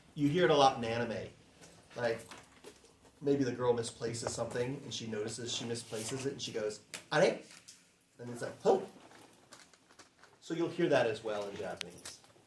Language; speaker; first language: English; native; English